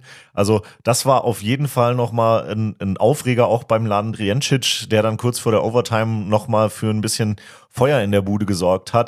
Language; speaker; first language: German; native; German